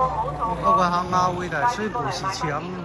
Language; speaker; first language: Chinese; native; Chinese